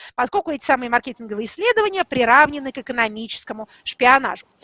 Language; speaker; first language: Russian; native; Russian